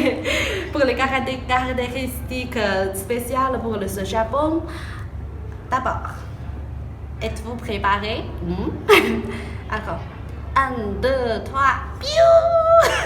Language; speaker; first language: French; non-native, fluent; Chinese